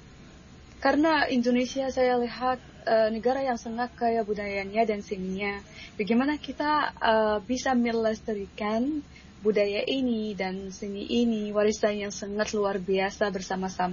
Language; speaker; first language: Indonesian; non-native, fluent; Arabic